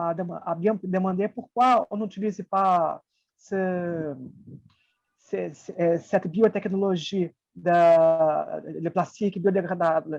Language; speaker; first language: French; non-native, fluent; Portuguese